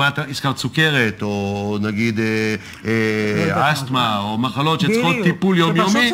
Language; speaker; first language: Hebrew; native; Hebrew